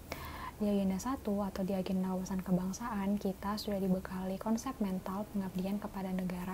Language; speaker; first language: Indonesian; native; Indonesian